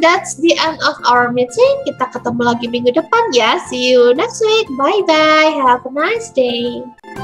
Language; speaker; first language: English; non-native, fluent; Indonesian